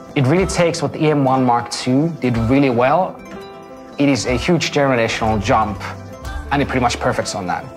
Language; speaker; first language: English; non-native, fluent; Finnish